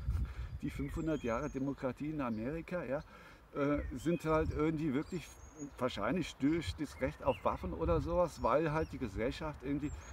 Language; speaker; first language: German; native; German